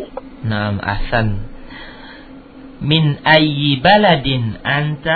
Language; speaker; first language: Arabic; non-native, fluent; Indonesian